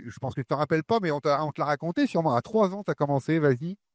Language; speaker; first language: French; native; French